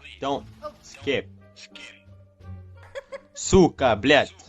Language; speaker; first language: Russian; non-native, learner; Indonesian